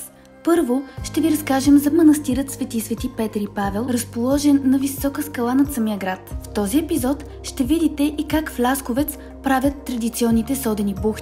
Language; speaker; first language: Bulgarian; native; Bulgarian